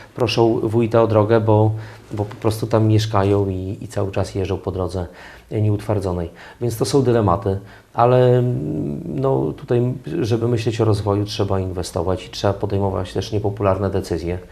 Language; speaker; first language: Polish; native; Polish